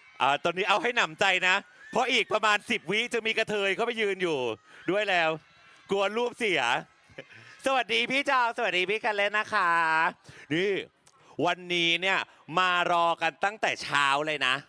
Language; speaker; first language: Thai; native; Thai